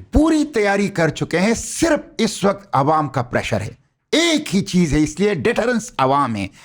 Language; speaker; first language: Urdu; non-native, local second language; Pashto